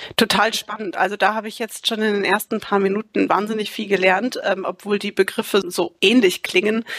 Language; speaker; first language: German; native; German